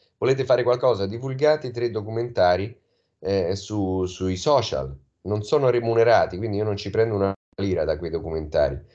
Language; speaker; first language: Italian; native; Italian